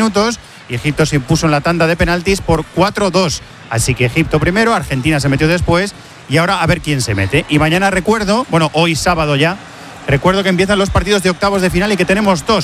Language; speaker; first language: Spanish; native; Spanish